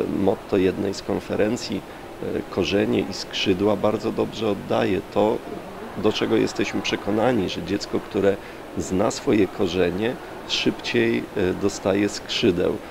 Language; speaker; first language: Polish; native; Polish